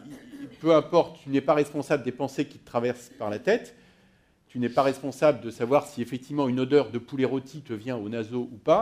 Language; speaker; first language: French; native; French